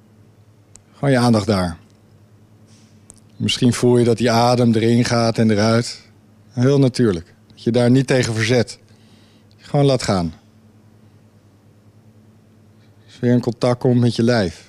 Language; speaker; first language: Dutch; native; Dutch